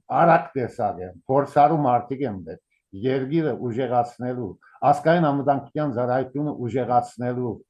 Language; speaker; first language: Armenian; early bilingual, heritage; Armenian